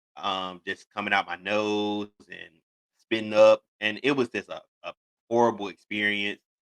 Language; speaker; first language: English; native; English